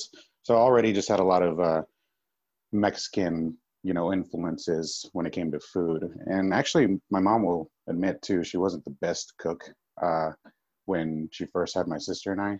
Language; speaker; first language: English; native; English